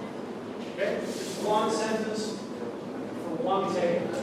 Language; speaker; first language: English; native; English